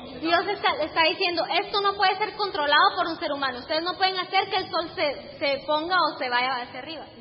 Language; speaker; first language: Spanish; native; Spanish